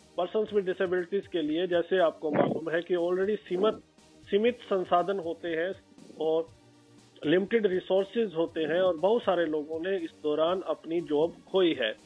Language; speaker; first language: Hindi; native; Hindi